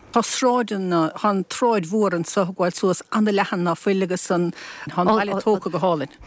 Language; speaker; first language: Irish; native; Irish